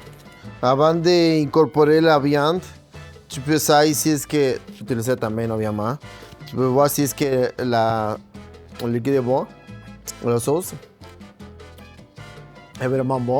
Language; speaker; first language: French; non-native, fluent; Spanish